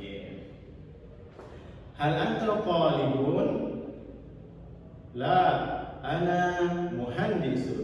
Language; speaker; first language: Arabic; non-native, learner; Indonesian